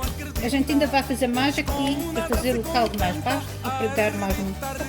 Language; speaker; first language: Portuguese; early bilingual, heritage; Portuguese